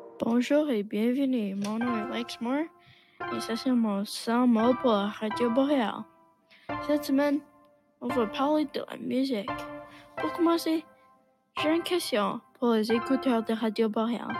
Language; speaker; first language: French; non-native, learner; English